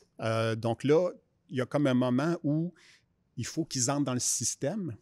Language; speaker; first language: French; native; French